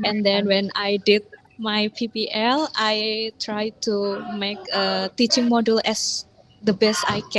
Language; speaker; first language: English; non-native, learner; Indonesian